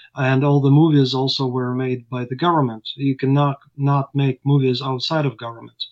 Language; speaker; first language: English; non-native, fluent; Ukrainian